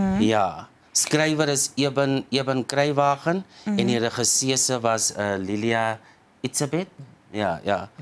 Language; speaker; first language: Afrikaans; native; Afrikaans